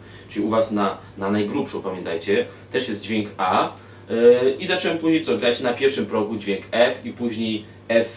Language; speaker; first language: Polish; native; Polish